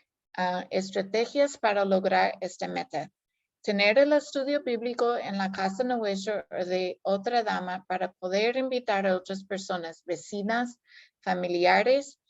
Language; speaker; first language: Spanish; non-native, fluent; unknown